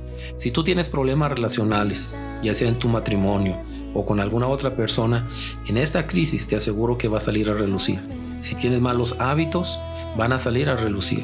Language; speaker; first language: Spanish; native; Spanish